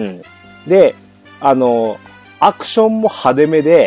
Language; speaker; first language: Japanese; native; Japanese